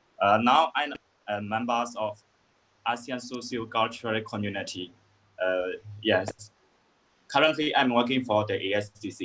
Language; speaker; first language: English; non-native, learner; Burmese